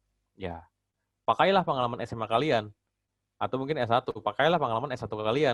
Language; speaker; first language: Indonesian; native; Indonesian